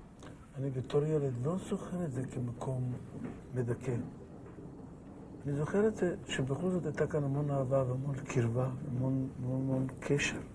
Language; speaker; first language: Hebrew; early bilingual, other home language; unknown